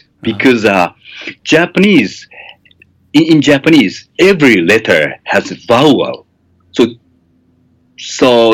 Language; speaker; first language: English; non-native, fluent; Japanese